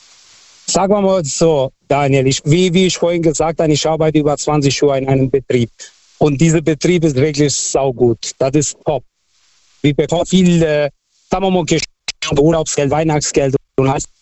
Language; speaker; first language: German; non-native, fluent; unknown